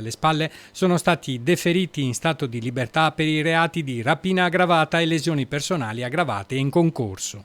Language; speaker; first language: Italian; native; Italian